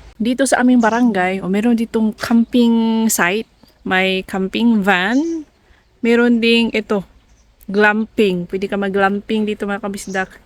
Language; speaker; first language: Filipino; non-native, local second language; Cebuano